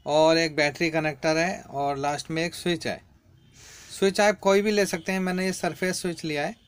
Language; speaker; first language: Hindi; native; Hindi